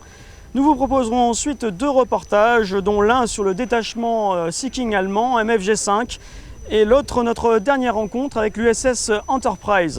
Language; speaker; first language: French; native; French